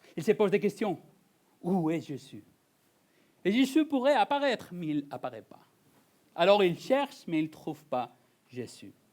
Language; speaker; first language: French; non-native, fluent; Spanish